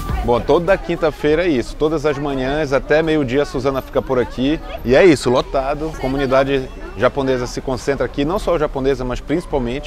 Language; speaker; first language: Portuguese; native; Portuguese